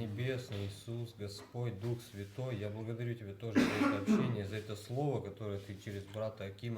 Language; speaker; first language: Russian; native; Russian